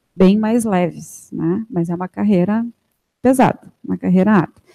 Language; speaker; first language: Portuguese; native; Portuguese